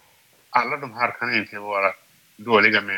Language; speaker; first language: Swedish; non-native, fluent; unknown